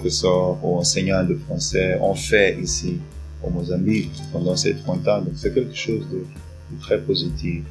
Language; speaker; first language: French; non-native, fluent; Portuguese